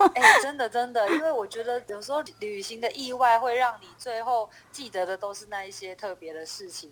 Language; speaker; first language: Chinese; native; Chinese